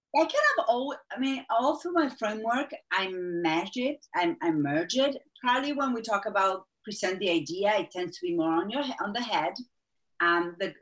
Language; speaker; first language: English; non-native, fluent; Spanish